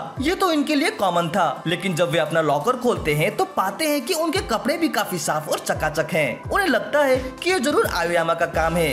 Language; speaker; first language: Hindi; native; Hindi